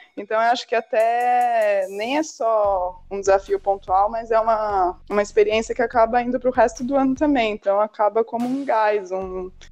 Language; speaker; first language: Portuguese; native; Portuguese